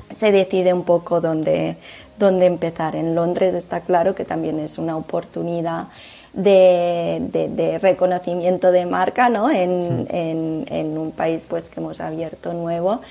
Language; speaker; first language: Spanish; native; Spanish